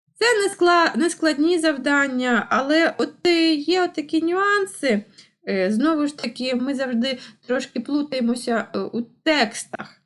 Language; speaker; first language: Ukrainian; non-native, local second language; Russian